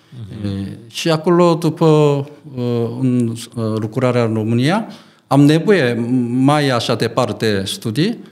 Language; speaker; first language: Romanian; non-native, learner; Korean